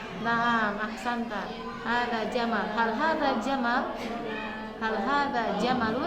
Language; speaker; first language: Arabic; non-native, learner; Indonesian